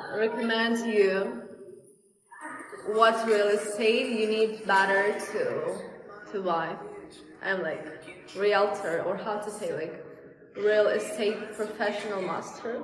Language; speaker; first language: English; non-native, fluent; Russian